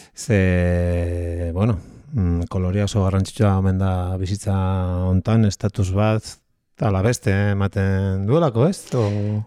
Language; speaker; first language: Basque; native; Basque